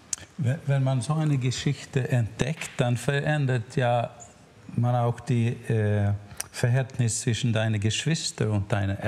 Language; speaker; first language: German; non-native, learner; Swedish